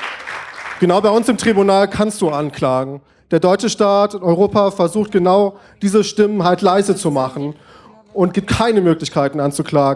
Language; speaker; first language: German; native; German